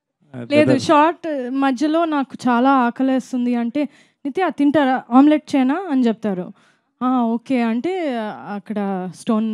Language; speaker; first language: Telugu; non-native, fluent; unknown